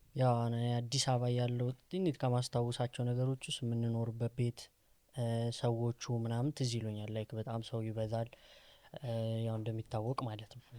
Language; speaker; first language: Amharic; native; Amharic